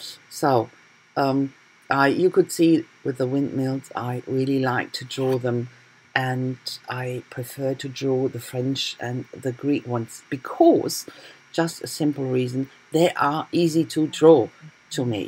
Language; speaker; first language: English; non-native, fluent; German